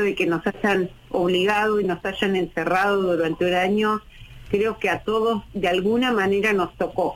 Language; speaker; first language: Spanish; native; Spanish